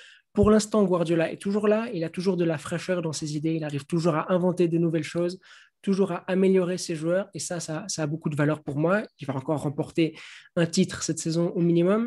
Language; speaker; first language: French; native; French